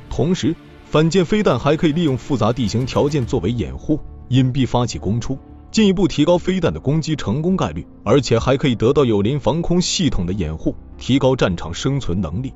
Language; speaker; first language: Chinese; native; Chinese